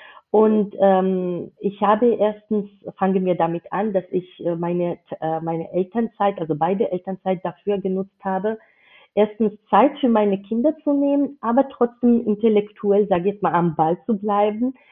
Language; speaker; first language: German; non-native, fluent; Georgian